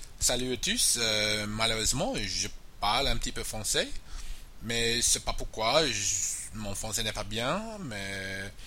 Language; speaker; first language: French; non-native, learner; English